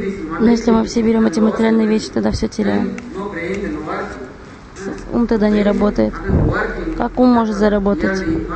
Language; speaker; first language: Russian; non-native, fluent; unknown